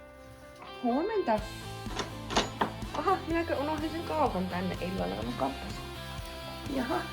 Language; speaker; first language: Finnish; native; Finnish